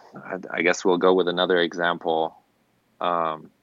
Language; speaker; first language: English; non-native, fluent; German